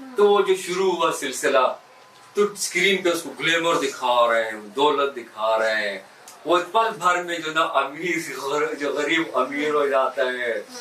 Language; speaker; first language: Urdu; non-native, local second language; Pashto